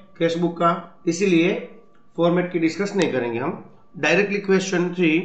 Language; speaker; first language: Hindi; non-native, local second language; Gujarati